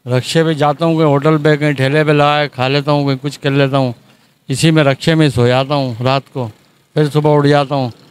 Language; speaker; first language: Urdu; native; Urdu